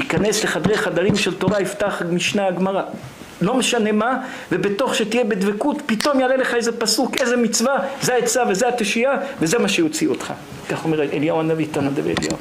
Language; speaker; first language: Hebrew; native; Hebrew